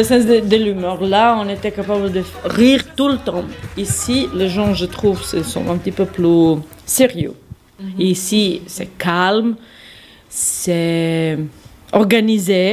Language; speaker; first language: French; non-native, fluent; Serbian